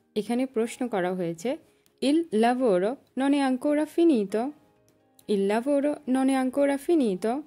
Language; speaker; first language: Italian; non-native, learner; Bangla